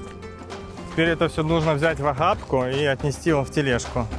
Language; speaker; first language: Russian; native; Russian